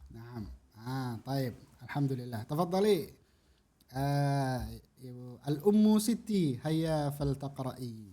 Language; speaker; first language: Arabic; non-native, fluent; Indonesian